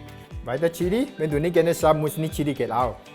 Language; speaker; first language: German; non-native, learner; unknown